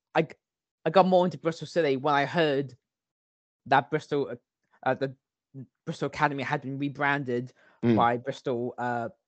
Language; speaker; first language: English; native; English